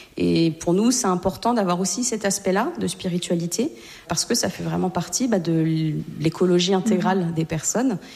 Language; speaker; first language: French; native; French